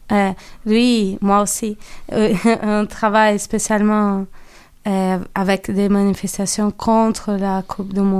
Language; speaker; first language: French; non-native, learner; Portuguese